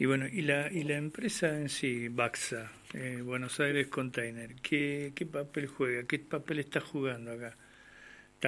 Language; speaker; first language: Spanish; native; Spanish